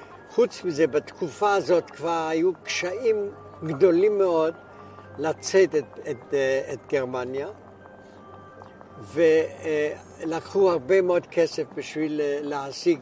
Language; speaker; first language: Hebrew; non-native, fluent; German